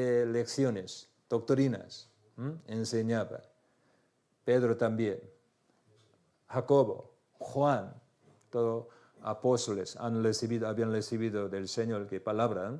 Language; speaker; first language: Spanish; non-native, learner; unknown